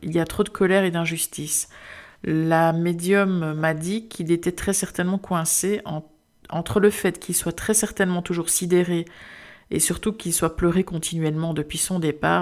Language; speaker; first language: French; native; French